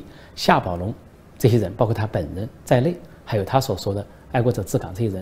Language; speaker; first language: Chinese; native; Chinese